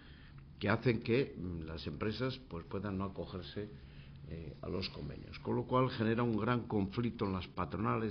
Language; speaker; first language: Spanish; native; Spanish